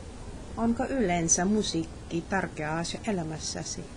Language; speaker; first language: Finnish; non-native, fluent; Polish